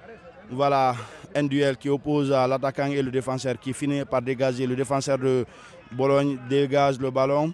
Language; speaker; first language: French; non-native, local second language; Fula